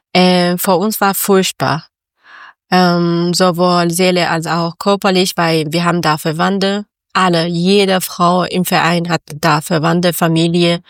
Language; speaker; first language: German; non-native, learner; Persian